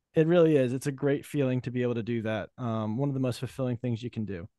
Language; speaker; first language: English; native; English